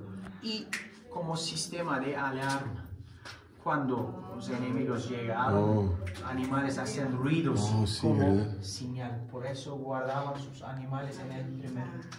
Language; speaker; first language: Spanish; non-native, fluent; Turkish